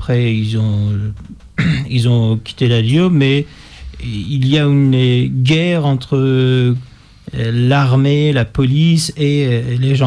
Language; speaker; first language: French; non-native, fluent; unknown